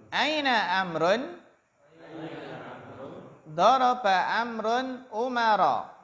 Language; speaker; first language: Arabic; non-native, fluent; Indonesian